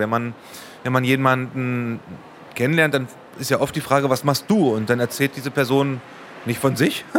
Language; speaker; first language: German; native; German